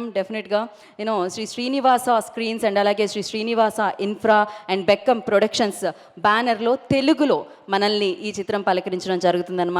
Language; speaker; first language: Telugu; native; Telugu